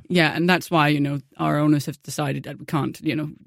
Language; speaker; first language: English; non-native, fluent; Danish